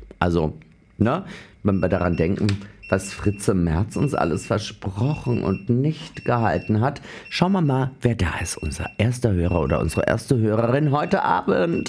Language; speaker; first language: German; native; German